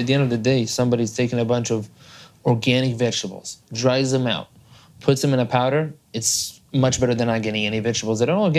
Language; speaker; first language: English; non-native, fluent; Hebrew